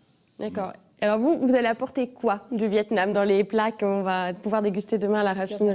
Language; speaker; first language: French; native; French